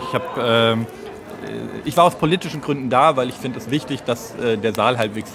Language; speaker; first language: German; native; German